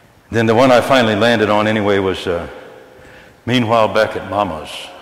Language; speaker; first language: English; native; English